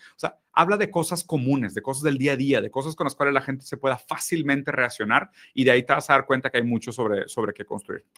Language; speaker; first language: Spanish; early bilingual, other home language; Portuguese